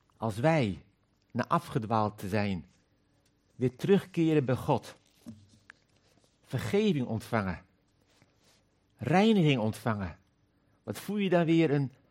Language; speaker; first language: Dutch; non-native, local second language; Western Frisian